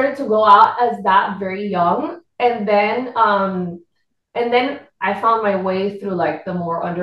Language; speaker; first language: English; non-native, fluent; Spanish